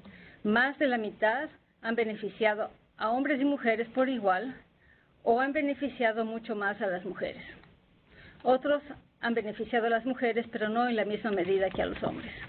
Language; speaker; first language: Spanish; native; Spanish